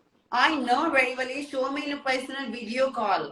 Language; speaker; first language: English; non-native, learner; Hindi